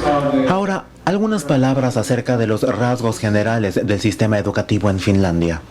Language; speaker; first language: Spanish; non-native, fluent; Finnish